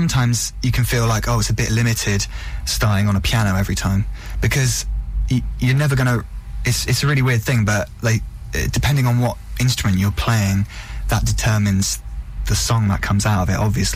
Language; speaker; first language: English; native; English